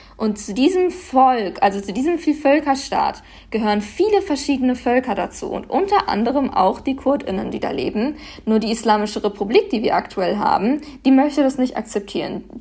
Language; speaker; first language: German; native; German